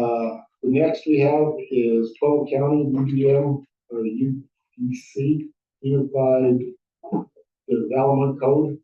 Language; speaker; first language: English; native; English